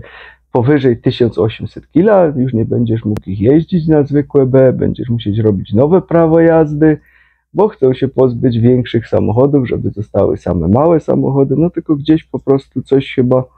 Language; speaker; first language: Polish; native; Polish